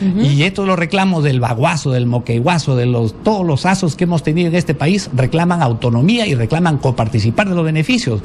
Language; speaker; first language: Spanish; native; Spanish